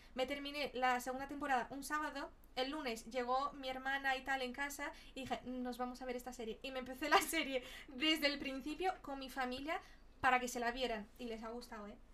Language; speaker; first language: Spanish; early bilingual, other home language; Portuguese